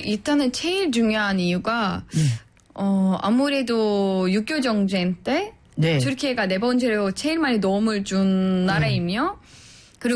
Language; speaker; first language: Korean; non-native, fluent; Turkish